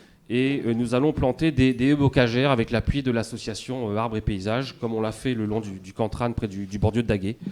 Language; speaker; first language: French; native; French